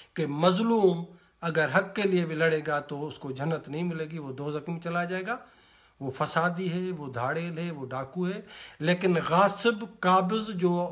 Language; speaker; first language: Urdu; non-native, local second language; Sindhi